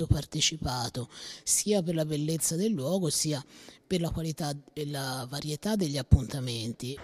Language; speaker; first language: Italian; native; Italian